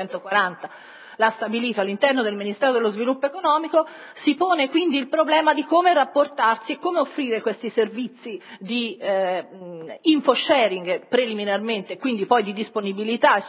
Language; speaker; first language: Italian; native; Italian